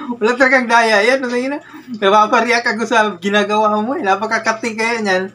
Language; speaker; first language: Filipino; non-native, local second language; Cebuano